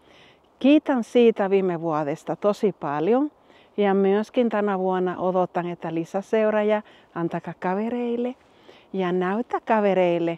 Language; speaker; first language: Finnish; non-native, learner; Spanish